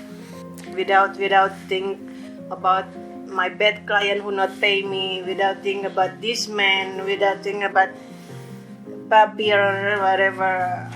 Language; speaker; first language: English; non-native, learner; Indonesian